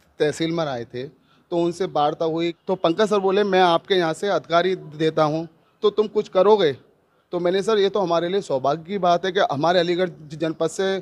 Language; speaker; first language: Hindi; native; Hindi